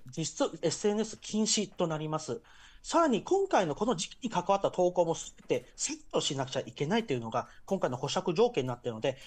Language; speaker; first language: Japanese; early bilingual, heritage; Japanese